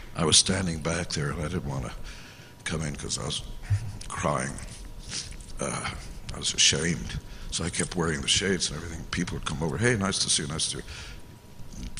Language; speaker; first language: English; early bilingual, other home language; Hungarian